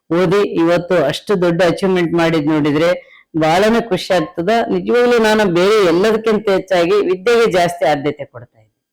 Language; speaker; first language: Kannada; native; Kannada